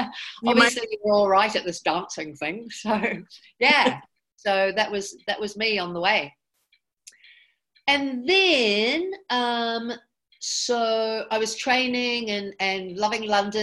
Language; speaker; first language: English; native; English